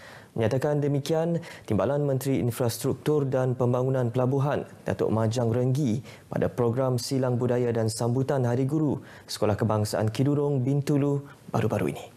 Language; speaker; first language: Malay; native; Malay